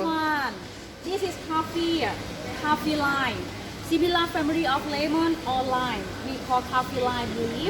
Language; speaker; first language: English; non-native, learner; Thai